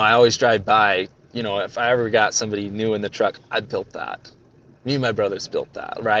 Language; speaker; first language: English; native; English